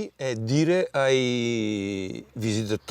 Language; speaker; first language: Italian; non-native, learner; Bulgarian